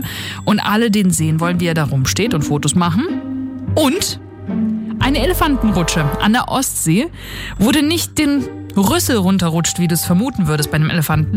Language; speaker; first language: German; native; German